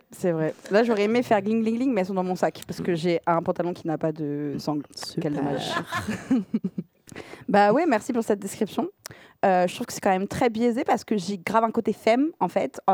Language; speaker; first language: French; native; French